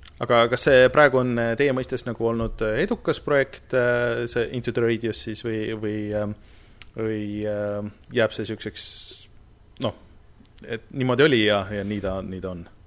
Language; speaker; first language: Estonian; native; Estonian